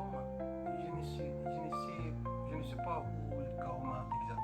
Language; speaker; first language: French; non-native, learner; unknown